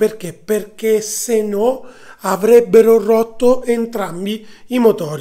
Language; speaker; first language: Italian; native; Italian